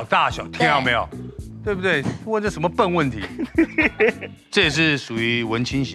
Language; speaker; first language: Chinese; native; Chinese